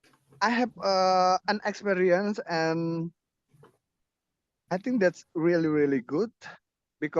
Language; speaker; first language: English; non-native, learner; Indonesian